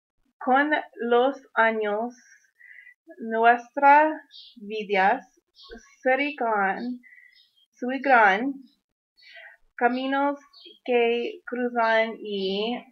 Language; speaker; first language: Spanish; non-native, learner; English